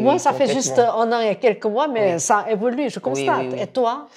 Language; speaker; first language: French; non-native, fluent; Korean